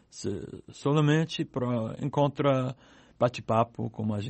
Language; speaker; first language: Portuguese; non-native, learner; English